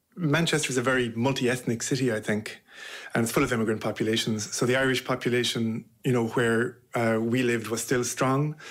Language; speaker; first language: English; native; English